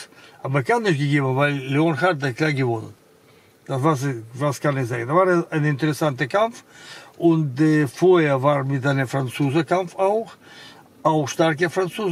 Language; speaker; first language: German; non-native, learner; Russian